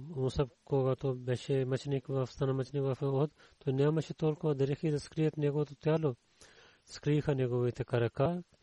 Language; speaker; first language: Bulgarian; non-native, learner; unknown